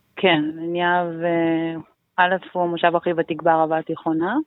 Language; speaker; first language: Hebrew; native; Hebrew